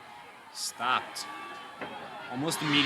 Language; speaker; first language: English; native; English